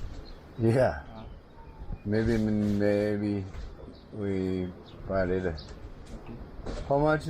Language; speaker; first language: English; non-native, learner; Tibetan